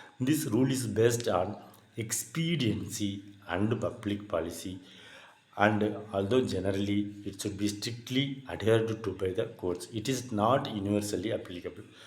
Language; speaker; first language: English; non-native, local second language; Tamil